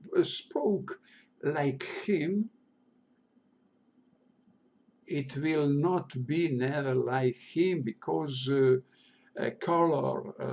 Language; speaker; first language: English; non-native, learner; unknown